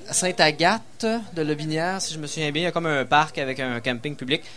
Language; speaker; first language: French; native; French